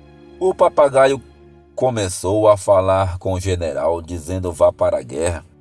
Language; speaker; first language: Portuguese; native; Portuguese